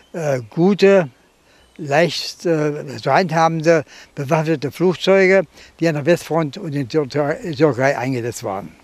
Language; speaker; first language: German; native; German